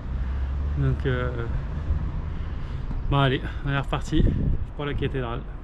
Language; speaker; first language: French; native; French